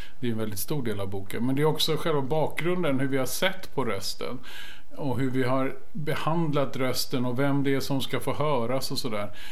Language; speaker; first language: Swedish; native; Swedish